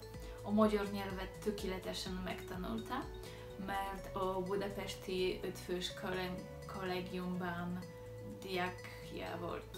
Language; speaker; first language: Hungarian; non-native, learner; Polish